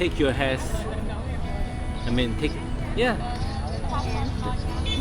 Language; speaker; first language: English; non-native, learner; Korean